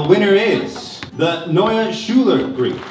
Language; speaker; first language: English; native; English